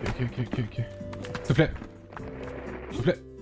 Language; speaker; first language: French; native; French